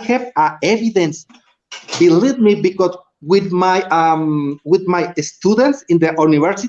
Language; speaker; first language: English; non-native, learner; Spanish